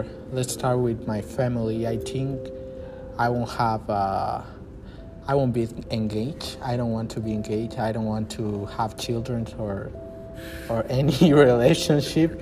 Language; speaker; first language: English; non-native, learner; Spanish